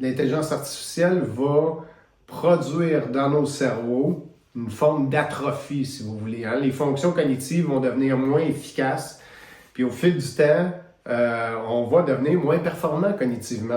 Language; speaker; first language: French; native; French